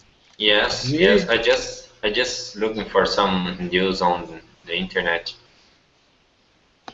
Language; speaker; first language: English; non-native, learner; Portuguese